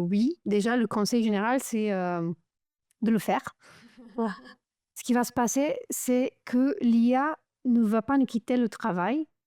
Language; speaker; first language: French; non-native, fluent; Romanian